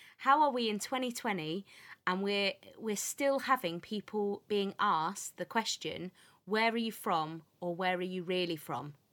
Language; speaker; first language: English; native; English